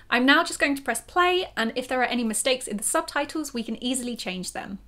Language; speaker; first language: English; native; English